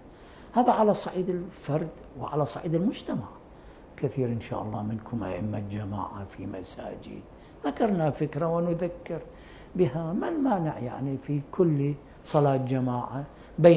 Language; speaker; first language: Arabic; native; Arabic